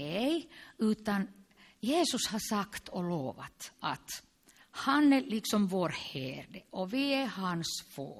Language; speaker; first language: Swedish; non-native, local second language; Finnish